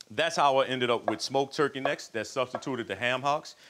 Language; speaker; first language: English; native; English